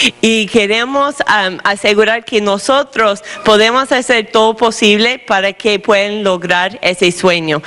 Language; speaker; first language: Spanish; non-native, fluent; English